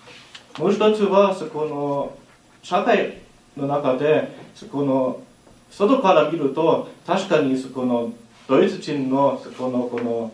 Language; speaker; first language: Japanese; non-native, learner; German